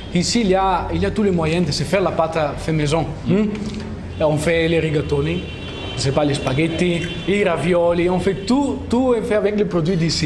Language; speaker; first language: French; non-native, fluent; Italian